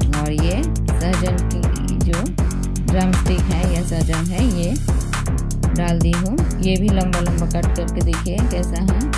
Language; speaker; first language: Hindi; non-native, local second language; Bangla